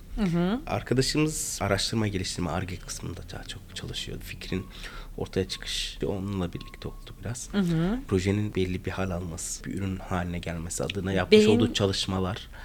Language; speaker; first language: Turkish; non-native, fluent; Arabic